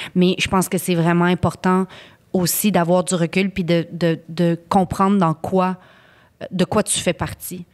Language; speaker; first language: French; native; French